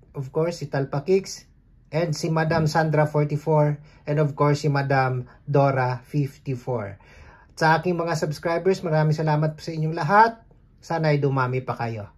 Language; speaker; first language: Filipino; non-native, local second language; Hiligaynon